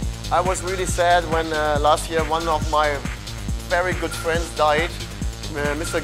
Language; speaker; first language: English; non-native, fluent; German